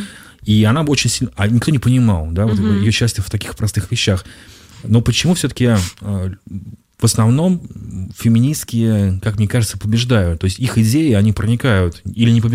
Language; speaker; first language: Russian; native; Russian